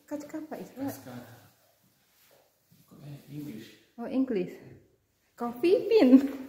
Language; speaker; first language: English; non-native, learner; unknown